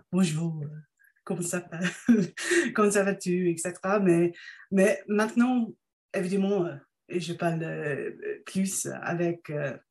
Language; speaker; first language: French; non-native, learner; English